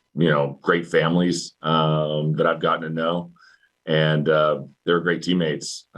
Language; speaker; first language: English; native; English